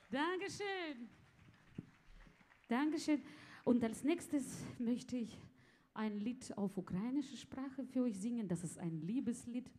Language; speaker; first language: German; non-native, fluent; Ukrainian